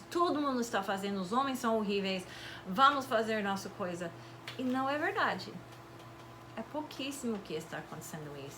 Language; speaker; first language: Portuguese; non-native, fluent; English